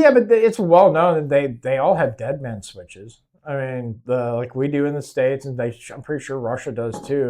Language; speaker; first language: English; native; English